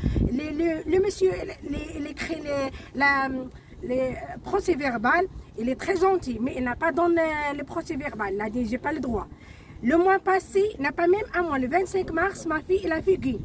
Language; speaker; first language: French; non-native, learner; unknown